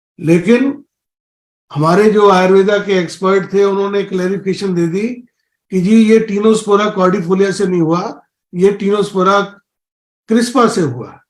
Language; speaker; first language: Hindi; native; Hindi